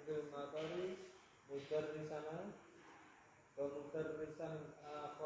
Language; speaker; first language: Arabic; non-native, learner; Indonesian